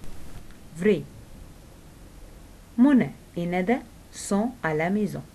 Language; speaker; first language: French; non-native, fluent; Arabic